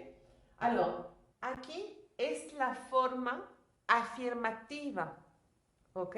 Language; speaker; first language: Spanish; non-native, fluent; French